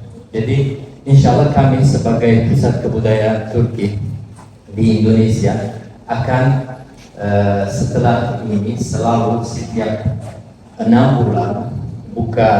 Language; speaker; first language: Indonesian; non-native, fluent; Turkish